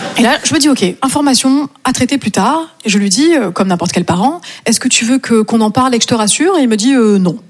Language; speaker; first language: French; native; French